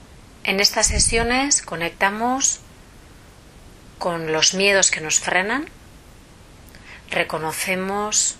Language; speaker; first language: Spanish; native; Spanish